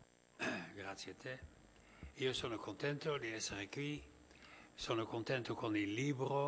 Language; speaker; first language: Italian; non-native, fluent; Dutch